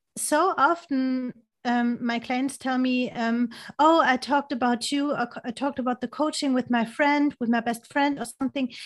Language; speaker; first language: English; non-native, fluent; German